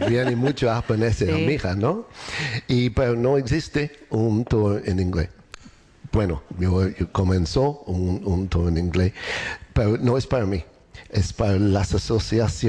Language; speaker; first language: Spanish; non-native, learner; English